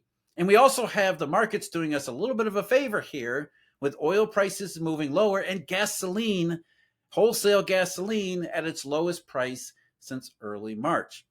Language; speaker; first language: English; native; English